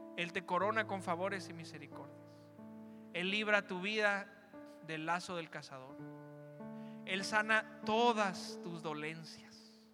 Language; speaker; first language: Spanish; early bilingual, heritage; Spanish